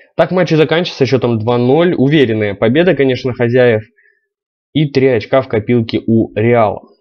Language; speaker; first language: Russian; native; Russian